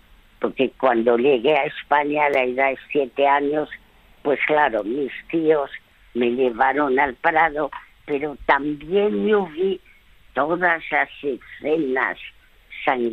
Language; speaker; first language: Spanish; early bilingual, other home language; French